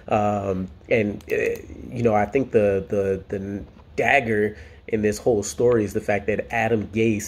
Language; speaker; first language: English; native; English